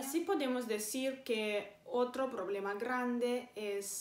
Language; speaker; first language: Spanish; non-native, fluent; Romanian